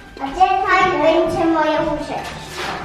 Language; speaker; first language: Polish; early bilingual, heritage; Polish